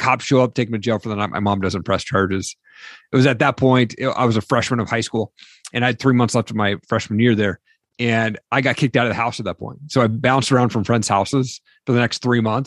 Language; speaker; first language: English; native; English